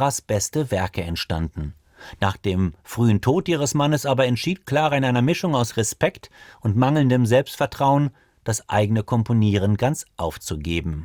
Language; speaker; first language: German; native; German